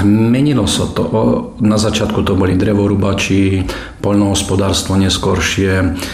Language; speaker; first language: Slovak; early bilingual, heritage; Slovak